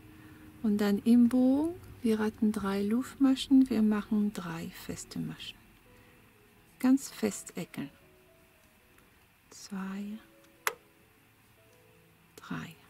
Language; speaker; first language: German; non-native, fluent; French